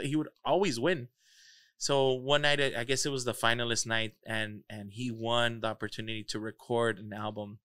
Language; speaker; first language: English; early bilingual, other home language; Spanish